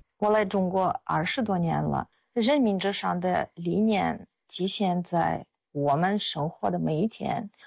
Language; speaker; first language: Chinese; non-native, fluent; Russian